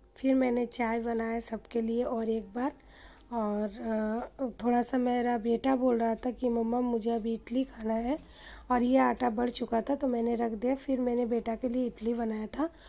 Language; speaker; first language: Hindi; non-native, local second language; Bangla